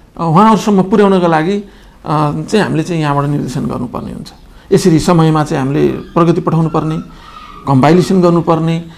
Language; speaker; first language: Nepali; native; Nepali